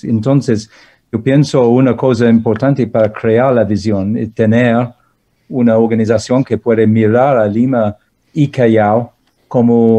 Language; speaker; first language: Spanish; non-native, fluent; English